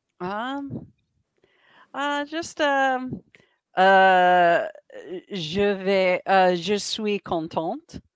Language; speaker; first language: French; non-native, learner; English